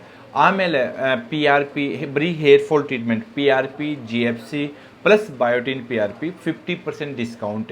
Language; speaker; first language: Kannada; non-native, local second language; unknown